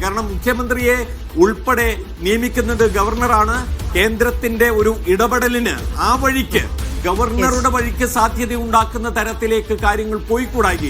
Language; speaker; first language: Malayalam; native; Malayalam